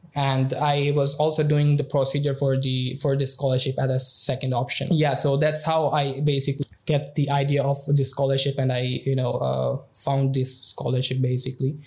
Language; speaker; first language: English; non-native, local second language; Urdu